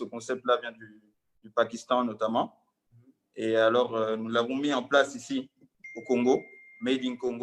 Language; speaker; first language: French; non-native, local second language; Lingala